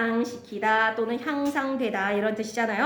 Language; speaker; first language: Korean; native; Korean